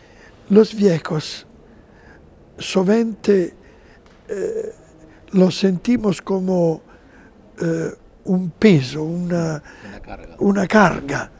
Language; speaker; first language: Spanish; non-native, fluent; Italian